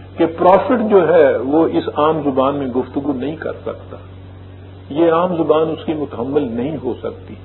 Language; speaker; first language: Urdu; native; Urdu